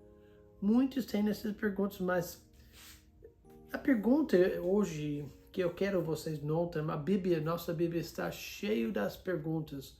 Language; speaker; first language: Portuguese; non-native, fluent; English